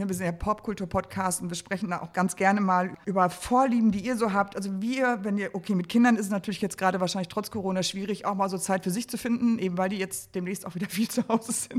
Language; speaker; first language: German; native; German